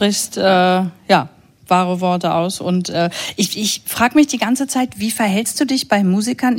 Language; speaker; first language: German; native; German